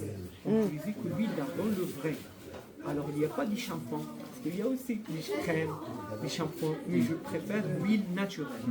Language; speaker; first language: French; non-native, local second language; Arabic